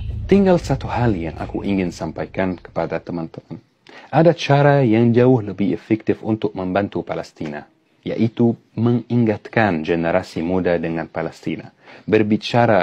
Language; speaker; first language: Indonesian; non-native, fluent; Arabic